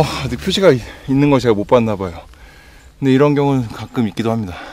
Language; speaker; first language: Korean; native; Korean